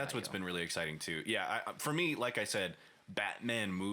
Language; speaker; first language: English; native; English